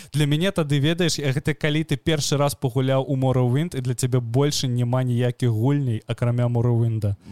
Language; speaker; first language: Belarusian; non-native, local second language; Russian